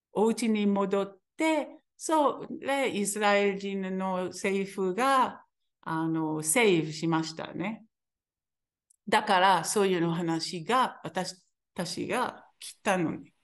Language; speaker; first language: Japanese; non-native, fluent; Hebrew